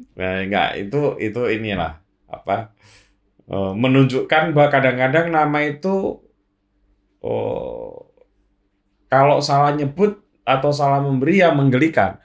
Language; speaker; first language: Indonesian; native; Indonesian